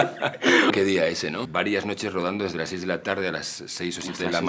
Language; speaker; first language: Spanish; native; Spanish